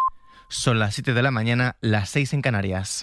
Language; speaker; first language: Spanish; native; Spanish